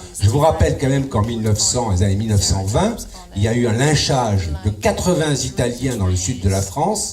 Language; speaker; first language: French; native; French